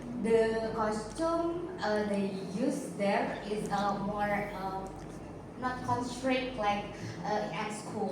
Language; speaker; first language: English; non-native, learner; Indonesian